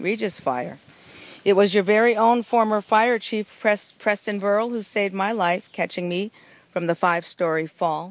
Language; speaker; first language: English; native; English